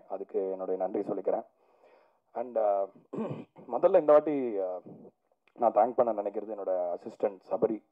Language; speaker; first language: Tamil; native; Tamil